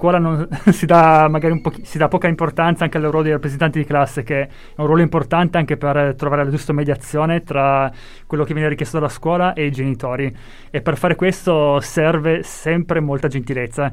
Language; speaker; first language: Italian; native; Italian